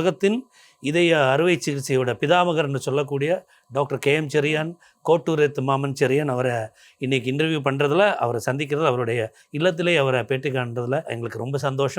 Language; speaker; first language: Tamil; native; Tamil